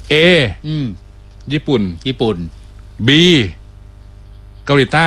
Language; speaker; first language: Thai; native; Thai